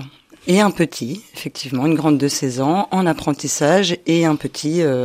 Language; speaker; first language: French; native; French